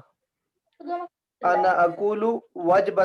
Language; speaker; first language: Arabic; non-native, learner; Urdu